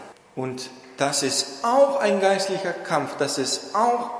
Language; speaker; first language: German; non-native, fluent; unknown